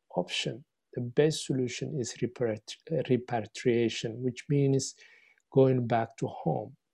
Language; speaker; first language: English; non-native, fluent; Somali